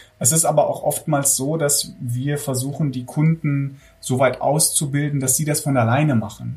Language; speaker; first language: German; early bilingual, other home language; Armenian